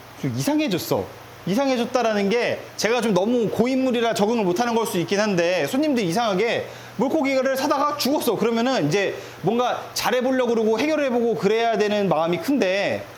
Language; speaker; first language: Korean; native; Korean